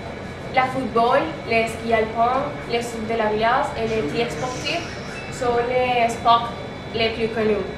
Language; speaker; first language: French; non-native, learner; Spanish